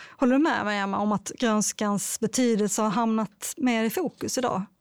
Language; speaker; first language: Swedish; native; Swedish